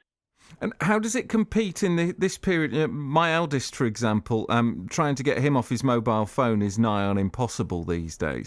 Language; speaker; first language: English; native; English